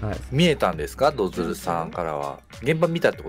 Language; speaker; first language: Japanese; native; Japanese